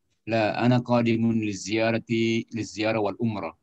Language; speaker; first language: Arabic; non-native, learner; Indonesian